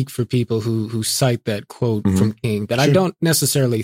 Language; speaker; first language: English; native; English